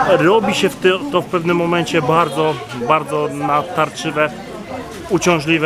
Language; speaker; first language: Polish; native; Polish